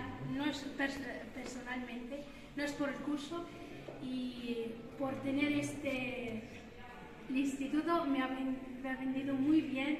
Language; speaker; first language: Spanish; non-native, learner; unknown